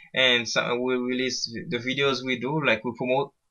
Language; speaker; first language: English; early bilingual, other home language; Haitian Creole